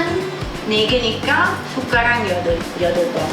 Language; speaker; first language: Korean; non-native, fluent; Italian